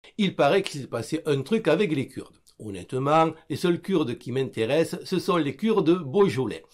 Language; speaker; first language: French; native; French